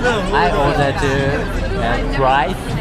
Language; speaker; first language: English; non-native, learner; Japanese